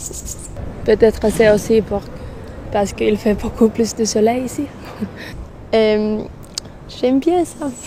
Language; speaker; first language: French; non-native, learner; Finnish